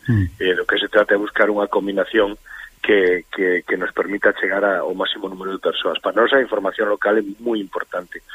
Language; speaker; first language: Galician; native; Galician